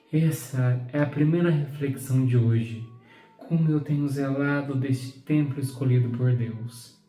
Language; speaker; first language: Portuguese; native; Portuguese